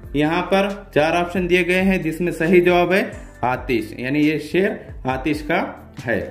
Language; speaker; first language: Urdu; native; Urdu